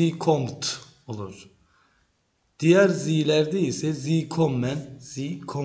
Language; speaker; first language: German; non-native, fluent; Turkish